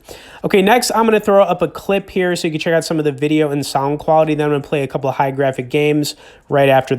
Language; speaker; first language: English; native; English